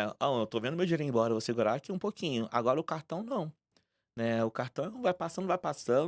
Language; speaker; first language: Portuguese; native; Portuguese